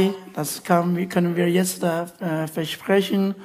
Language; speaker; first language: German; non-native, learner; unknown